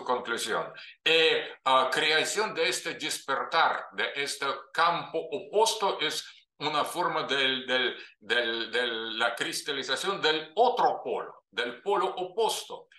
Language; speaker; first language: Spanish; non-native, fluent; Russian